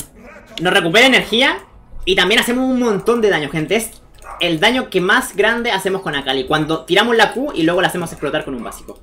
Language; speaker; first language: Spanish; native; Spanish